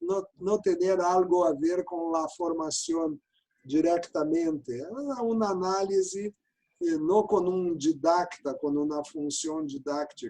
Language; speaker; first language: Spanish; non-native, learner; Portuguese